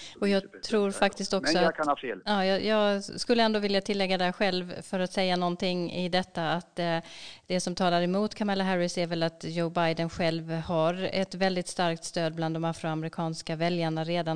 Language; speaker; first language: Swedish; native; Swedish